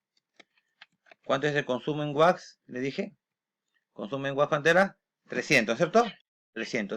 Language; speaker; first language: Spanish; native; Spanish